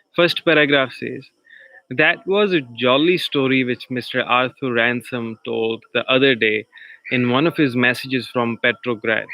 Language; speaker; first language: English; non-native, local second language; Punjabi